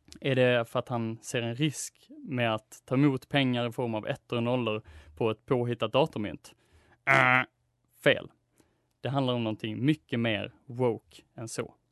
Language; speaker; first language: Swedish; native; Swedish